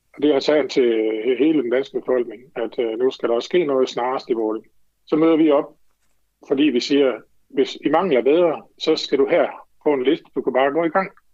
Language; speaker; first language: Danish; native; Danish